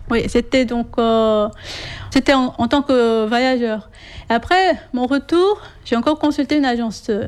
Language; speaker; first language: French; non-native, fluent; Korean